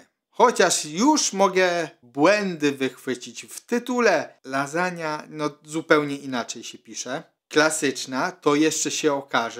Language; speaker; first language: Polish; non-native, fluent; Italian